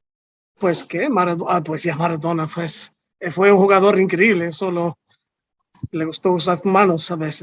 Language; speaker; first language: Spanish; non-native, fluent; English